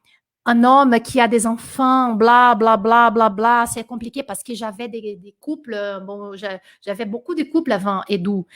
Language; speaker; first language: French; non-native, fluent; Portuguese